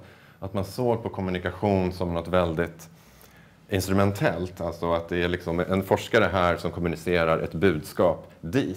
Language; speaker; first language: Swedish; native; Swedish